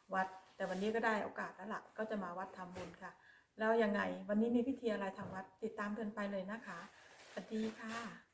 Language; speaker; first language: Thai; native; Thai